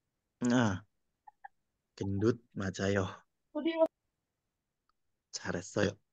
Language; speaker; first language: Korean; non-native, fluent; Indonesian